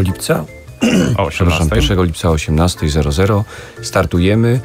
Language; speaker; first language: Polish; native; Polish